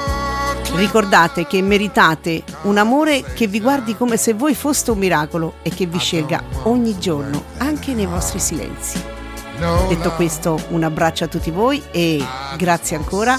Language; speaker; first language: Italian; native; Italian